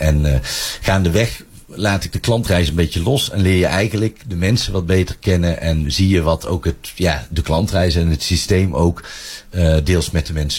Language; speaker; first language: Dutch; native; Dutch